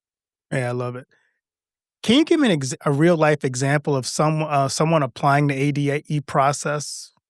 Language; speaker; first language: English; native; English